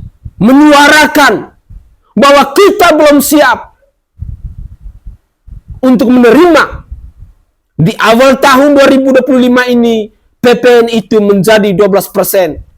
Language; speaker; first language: Indonesian; native; Indonesian